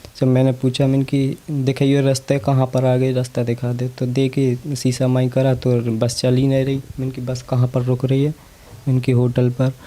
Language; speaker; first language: Hindi; native; Hindi